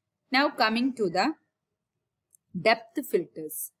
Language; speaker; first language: English; non-native, local second language; Malayalam